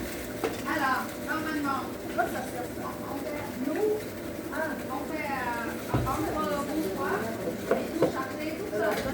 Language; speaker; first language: French; non-native, fluent; Vietnamese